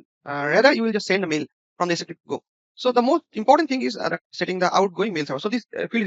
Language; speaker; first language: English; non-native, local second language; Bangla